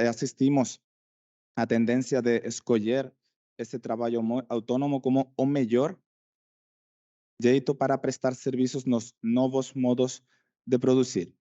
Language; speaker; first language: Portuguese; non-native, fluent; Spanish